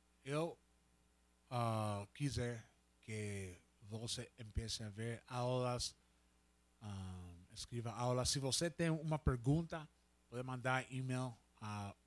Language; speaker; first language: Portuguese; non-native, learner; Spanish